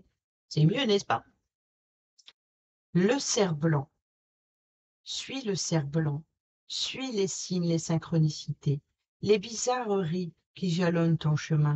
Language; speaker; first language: French; native; French